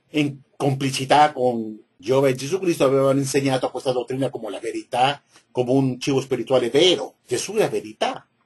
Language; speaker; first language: Italian; non-native, learner; Spanish